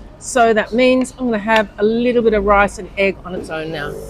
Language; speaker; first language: English; native; English